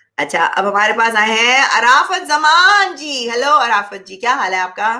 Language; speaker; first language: Urdu; native; Urdu